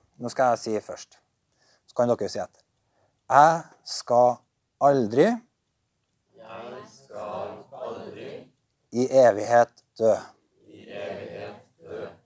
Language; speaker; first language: Norwegian; native; Norwegian